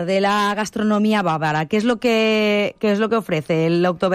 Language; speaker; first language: Spanish; native; Spanish